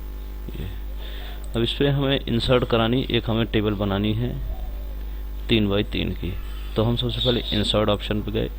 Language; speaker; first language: Hindi; native; Hindi